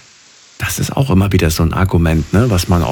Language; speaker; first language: German; native; German